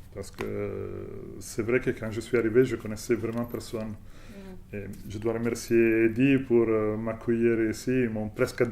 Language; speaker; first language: French; non-native, fluent; Italian